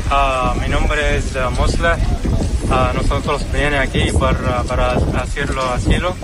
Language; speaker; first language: Spanish; non-native, learner; Arabic